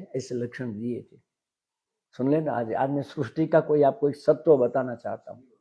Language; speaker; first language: Hindi; non-native, local second language; Gujarati